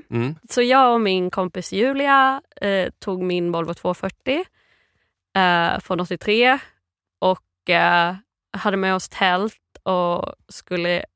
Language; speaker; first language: Swedish; native; Swedish